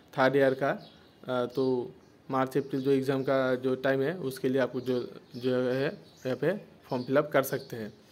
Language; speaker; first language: Hindi; non-native, local second language; Bangla